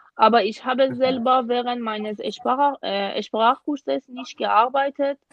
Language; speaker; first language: German; non-native, fluent; Persian